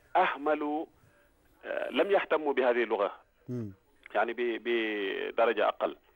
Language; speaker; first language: Arabic; non-native, fluent; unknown